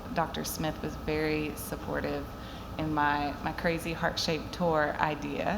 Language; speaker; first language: English; native; English